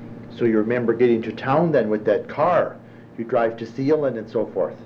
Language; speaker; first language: English; early bilingual, other home language; German